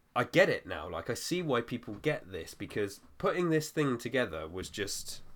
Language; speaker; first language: English; native; English